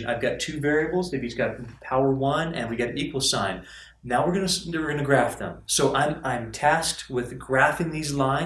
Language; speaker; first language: English; native; English